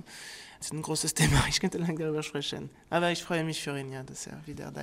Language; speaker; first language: German; non-native, fluent; French